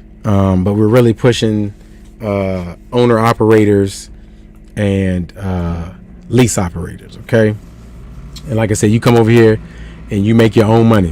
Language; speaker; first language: English; native; English